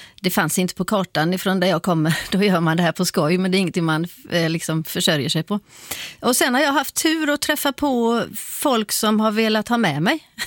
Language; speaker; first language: Swedish; native; Swedish